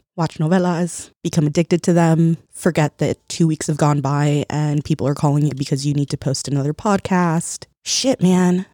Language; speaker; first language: English; early bilingual, other home language; Spanish